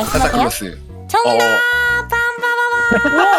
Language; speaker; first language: Korean; native; Korean